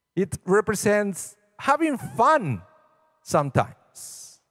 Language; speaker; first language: English; non-native, fluent; Spanish